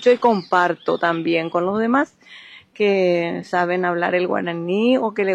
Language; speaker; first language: Spanish; non-native, local second language; Guarani